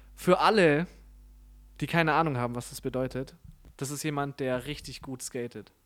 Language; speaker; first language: German; native; German